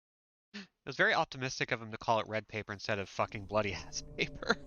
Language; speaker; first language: English; native; English